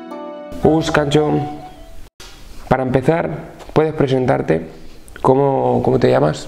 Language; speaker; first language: Spanish; non-native, fluent; Russian